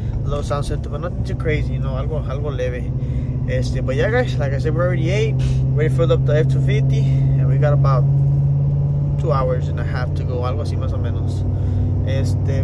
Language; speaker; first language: English; early bilingual, other home language; Spanish